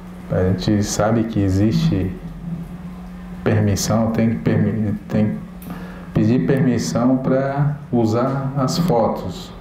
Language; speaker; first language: Portuguese; non-native, local second language; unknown